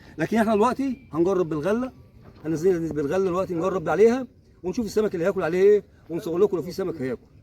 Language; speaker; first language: Egyptian Arabic; native; Egyptian Arabic